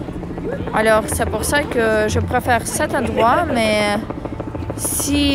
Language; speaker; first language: French; non-native, fluent; Russian